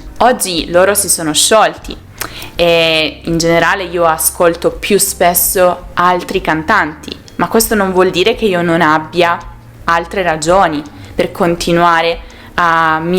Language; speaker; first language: Italian; native; Italian